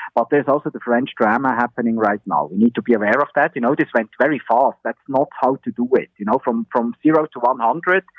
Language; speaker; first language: English; non-native, fluent; German